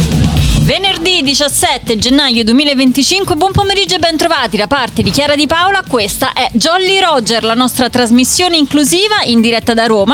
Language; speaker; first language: Italian; native; Italian